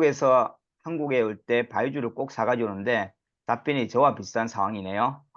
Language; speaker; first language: Korean; native; Korean